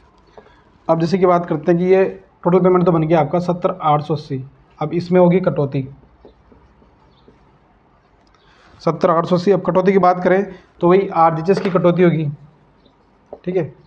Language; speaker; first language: Hindi; native; Hindi